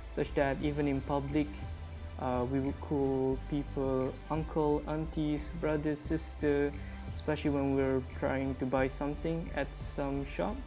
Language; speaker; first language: English; non-native, local second language; Malay